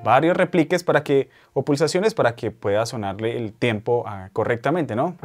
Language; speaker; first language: Spanish; native; Spanish